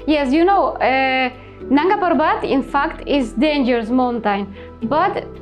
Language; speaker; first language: English; non-native, learner; Spanish